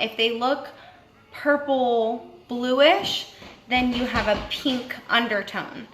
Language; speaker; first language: English; native; English